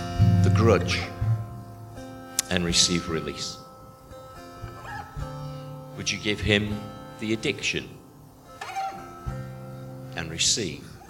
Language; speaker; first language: English; native; English